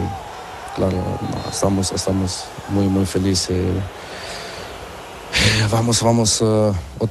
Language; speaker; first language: Spanish; non-native, learner; Portuguese